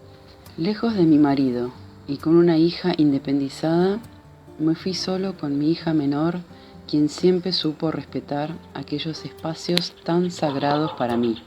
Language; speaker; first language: Spanish; native; Spanish